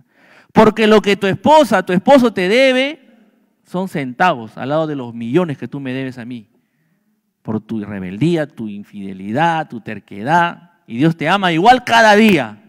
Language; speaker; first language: Spanish; native; Spanish